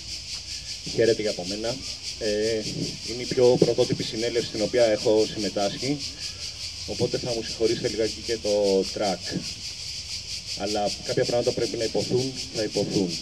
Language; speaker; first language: Greek; native; Greek